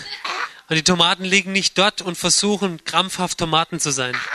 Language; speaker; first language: German; native; German